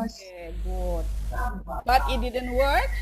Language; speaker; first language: English; non-native, fluent; Indonesian